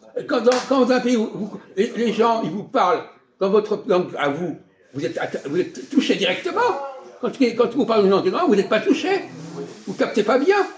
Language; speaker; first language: French; native; French